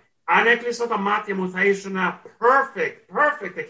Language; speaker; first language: Greek; early bilingual, heritage; Greek